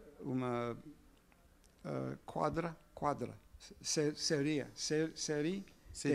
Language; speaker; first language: Portuguese; non-native, learner; English